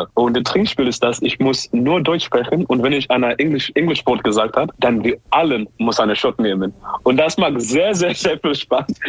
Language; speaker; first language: German; non-native, learner; English